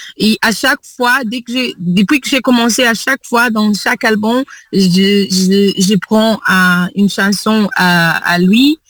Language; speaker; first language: French; non-native, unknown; Kabuverdianu